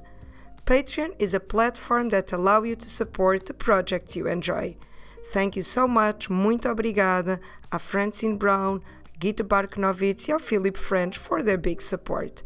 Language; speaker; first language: English; non-native, fluent; Portuguese